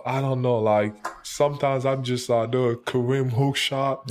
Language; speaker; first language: English; non-native, local second language; French